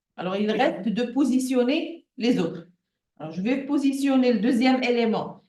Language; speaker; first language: French; non-native, local second language; Arabic